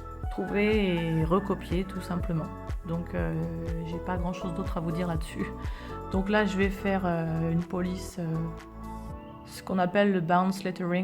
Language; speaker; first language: French; native; French